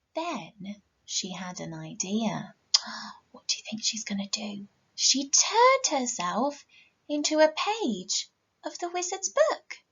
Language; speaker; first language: English; native; English